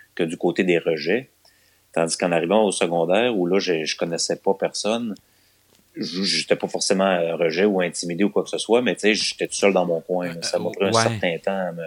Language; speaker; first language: French; native; French